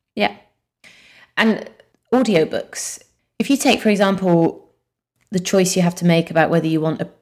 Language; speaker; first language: English; native; English